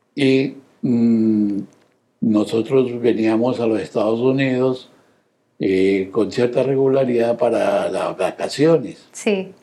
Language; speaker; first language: Spanish; native; Spanish